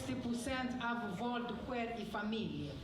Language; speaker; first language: Swedish; non-native, fluent; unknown